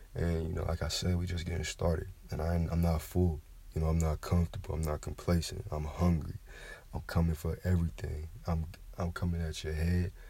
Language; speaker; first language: English; native; English